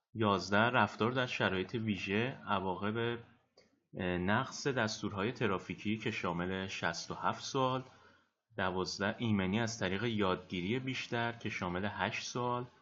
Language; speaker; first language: Persian; native; Persian